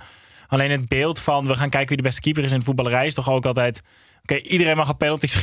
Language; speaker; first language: Dutch; native; Dutch